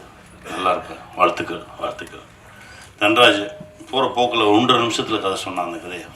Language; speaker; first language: Tamil; native; Tamil